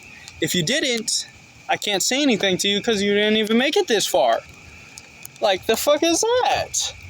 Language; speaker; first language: English; native; English